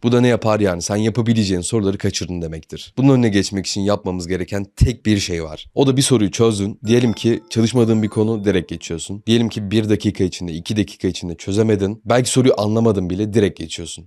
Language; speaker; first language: Turkish; native; Turkish